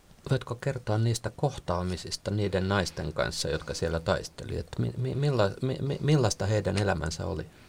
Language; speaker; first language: Finnish; native; Finnish